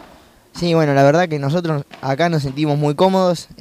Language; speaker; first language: Spanish; native; Spanish